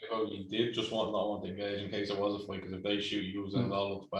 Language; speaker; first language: English; native; English